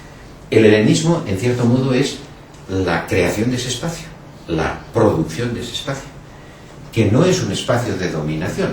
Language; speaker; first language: Spanish; native; Spanish